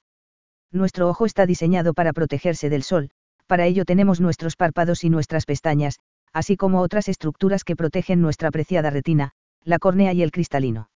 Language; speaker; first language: Spanish; native; Spanish